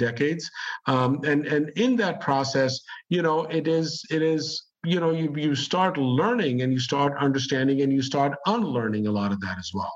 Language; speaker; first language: English; non-native, local second language; Urdu